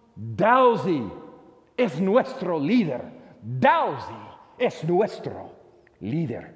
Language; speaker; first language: Spanish; non-native, fluent; English